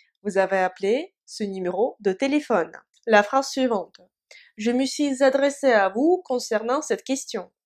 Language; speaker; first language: French; non-native, fluent; Russian